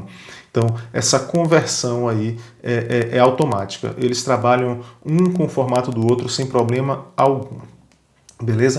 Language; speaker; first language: Portuguese; native; Portuguese